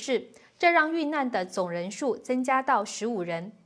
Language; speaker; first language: Chinese; native; Chinese